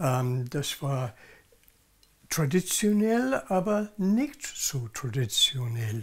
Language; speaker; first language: German; non-native, learner; English